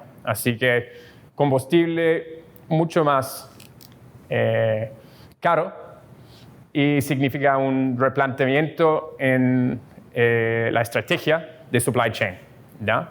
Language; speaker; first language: Spanish; non-native, fluent; English